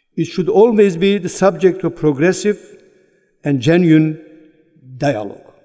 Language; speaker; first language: English; non-native, fluent; Turkish